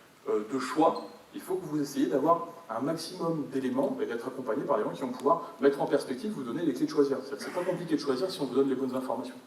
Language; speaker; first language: French; native; French